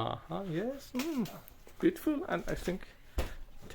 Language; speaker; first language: English; non-native, learner; Persian